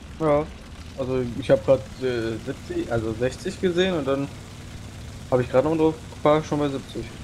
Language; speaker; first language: German; native; German